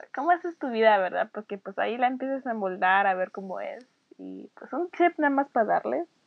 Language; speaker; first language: Spanish; early bilingual, heritage; Spanish